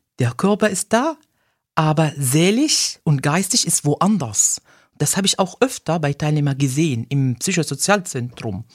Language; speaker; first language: German; non-native, fluent; Arabic